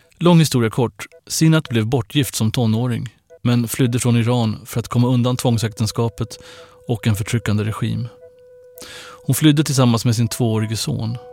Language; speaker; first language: Swedish; native; Swedish